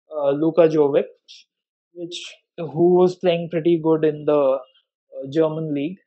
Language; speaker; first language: English; non-native, local second language; Hindi